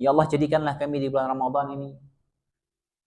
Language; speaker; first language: Indonesian; native; Indonesian